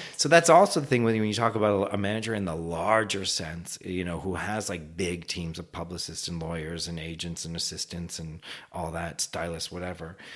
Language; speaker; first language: English; native; English